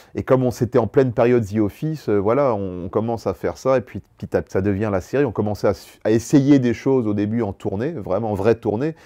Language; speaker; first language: French; native; French